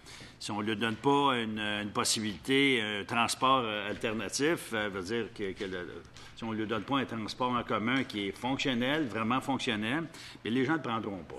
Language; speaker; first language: French; native; French